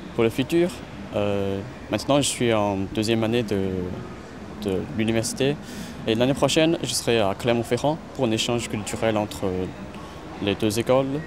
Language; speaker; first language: French; non-native, fluent; Chinese